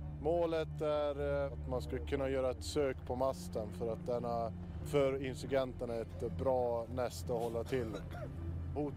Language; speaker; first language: Swedish; native; Swedish